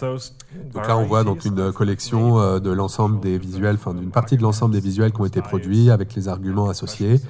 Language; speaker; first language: French; native; French